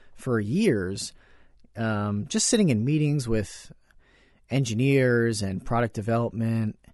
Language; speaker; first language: English; native; English